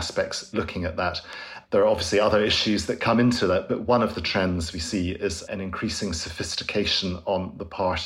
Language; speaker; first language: English; native; English